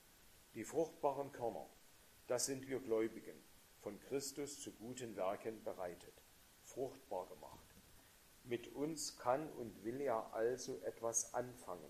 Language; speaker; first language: German; native; German